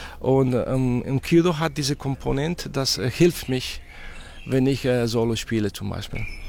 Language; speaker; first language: German; non-native, fluent; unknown